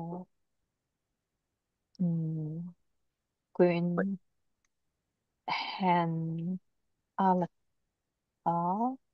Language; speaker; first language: Finnish; non-native, learner; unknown